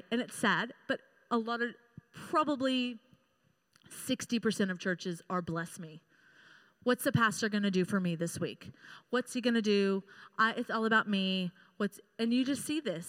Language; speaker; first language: English; native; English